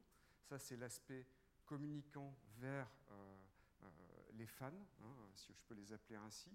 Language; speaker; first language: French; native; French